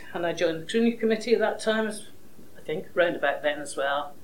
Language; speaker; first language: English; native; English